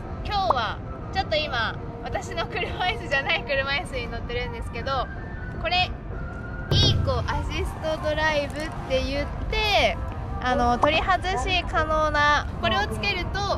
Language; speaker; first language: Japanese; native; Japanese